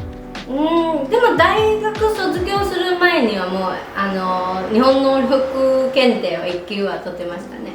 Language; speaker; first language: Japanese; non-native, fluent; Chinese